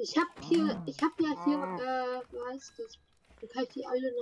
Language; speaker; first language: German; native; German